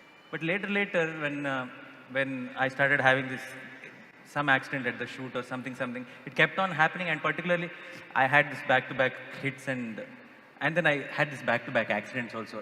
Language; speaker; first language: English; non-native, local second language; Telugu